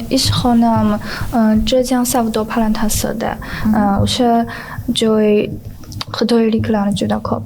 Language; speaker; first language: Uzbek; non-native, learner; Chinese